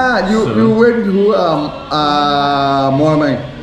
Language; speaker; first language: English; non-native, learner; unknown